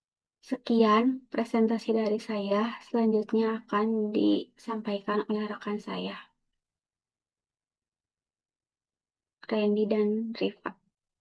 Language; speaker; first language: Indonesian; native; Indonesian